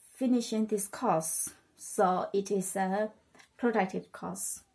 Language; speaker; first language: English; non-native, fluent; Burmese